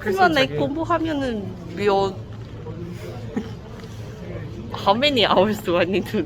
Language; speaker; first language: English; non-native, learner; Chinese